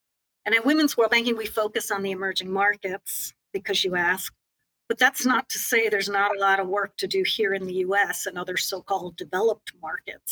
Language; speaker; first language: English; native; English